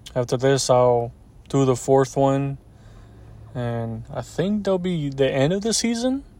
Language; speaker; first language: English; early bilingual, other home language; Spanish